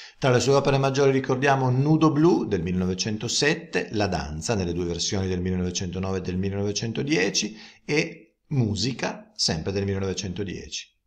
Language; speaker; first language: Italian; native; Italian